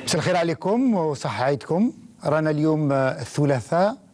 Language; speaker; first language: Arabic; native; Arabic